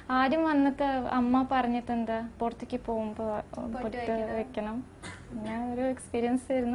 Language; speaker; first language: Malayalam; non-native, fluent; Russian